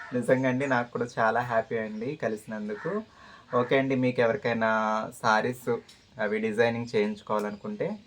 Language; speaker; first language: Telugu; native; Telugu